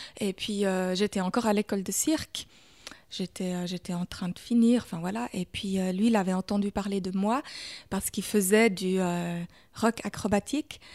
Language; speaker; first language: French; early bilingual, other home language; German